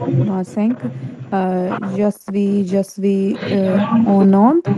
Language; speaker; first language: French; non-native, learner; Hindi